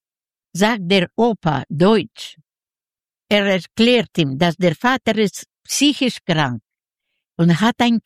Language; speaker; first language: German; non-native, learner; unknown